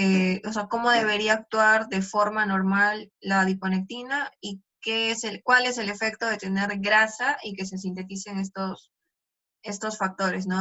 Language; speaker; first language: Spanish; native; Spanish